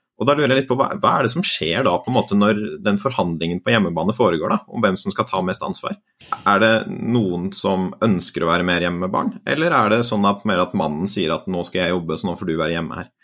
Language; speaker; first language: Norwegian; native; Norwegian